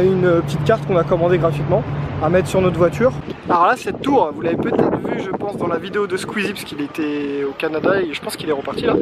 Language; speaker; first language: French; native; French